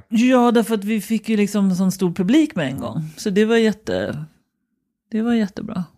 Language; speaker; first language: Swedish; native; Swedish